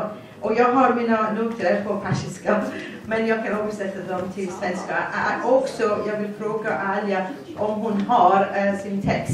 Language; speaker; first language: Swedish; non-native, fluent; Persian